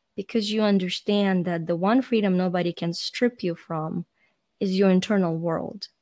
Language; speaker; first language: English; non-native, fluent; Ukrainian